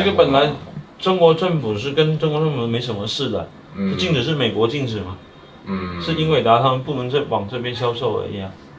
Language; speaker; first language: Chinese; native; Chinese